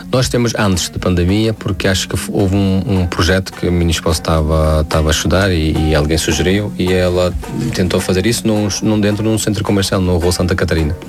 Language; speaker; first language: Portuguese; non-native, fluent; Tajik